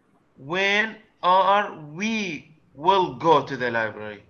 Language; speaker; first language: English; non-native, learner; Arabic